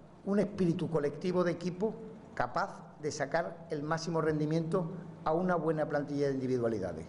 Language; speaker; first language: Spanish; native; Spanish